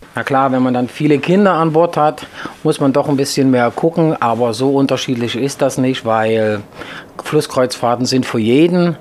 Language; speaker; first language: German; native; German